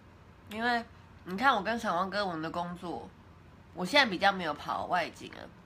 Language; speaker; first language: Chinese; native; Chinese